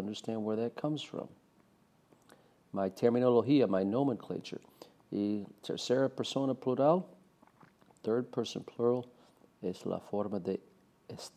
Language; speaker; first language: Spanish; non-native, fluent; English